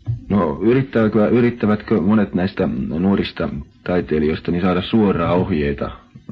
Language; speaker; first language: Finnish; native; Finnish